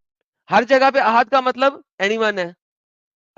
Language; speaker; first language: Hindi; native; Hindi